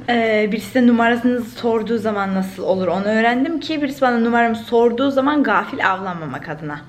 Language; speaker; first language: Turkish; native; Turkish